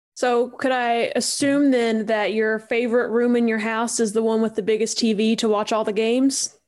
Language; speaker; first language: English; native; English